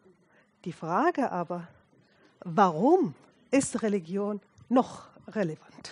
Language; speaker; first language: German; non-native, fluent; Arabic